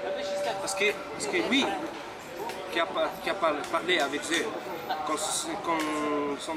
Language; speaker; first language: French; non-native, learner; Arabic